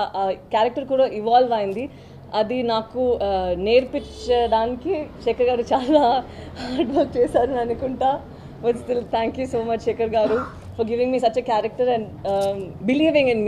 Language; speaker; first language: Telugu; non-native, local second language; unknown